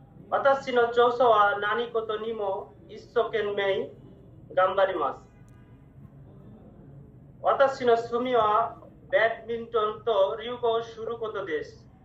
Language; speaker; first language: Japanese; non-native, learner; Bangla